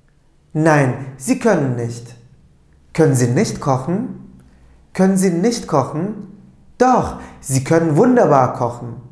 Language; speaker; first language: German; non-native, fluent; Turkish